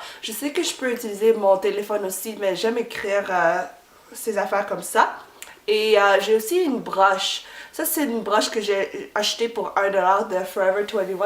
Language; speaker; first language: French; non-native, fluent; English